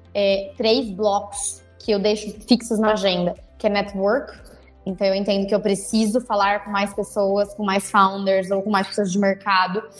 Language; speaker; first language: Portuguese; native; Portuguese